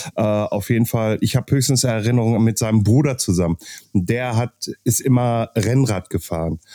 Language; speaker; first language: German; native; German